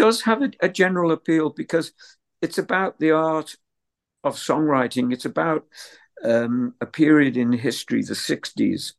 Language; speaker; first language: English; native; English